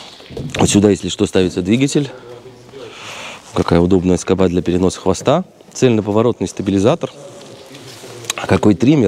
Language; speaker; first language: Russian; native; Russian